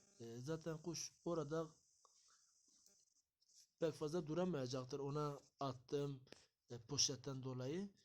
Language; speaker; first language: Turkish; native; Turkish